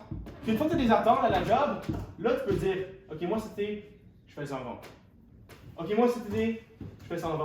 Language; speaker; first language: French; native; French